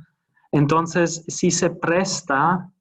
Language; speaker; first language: Spanish; non-native, fluent; German